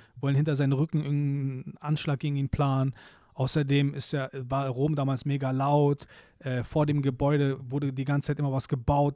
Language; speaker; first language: German; early bilingual, other home language; Polish